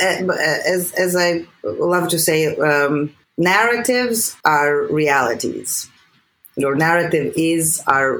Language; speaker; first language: English; non-native, fluent; Serbian